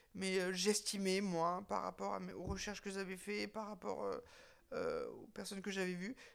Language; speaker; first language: French; native; French